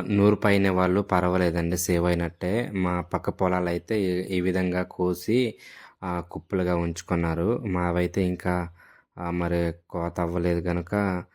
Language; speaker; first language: Telugu; non-native, local second language; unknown